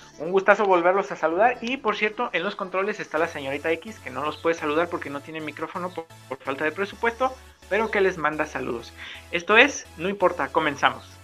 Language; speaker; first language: Spanish; native; Spanish